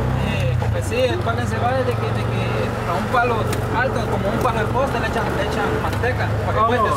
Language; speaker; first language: Spanish; native; Spanish